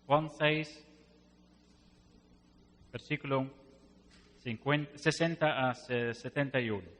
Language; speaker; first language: Spanish; non-native, fluent; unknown